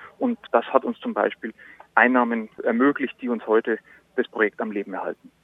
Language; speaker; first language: German; native; German